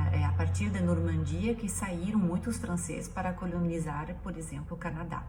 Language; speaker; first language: Portuguese; non-native, fluent; French